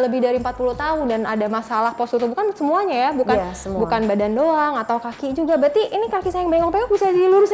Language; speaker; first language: Indonesian; native; Indonesian